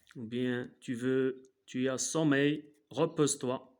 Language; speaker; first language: French; non-native, local second language; Arabic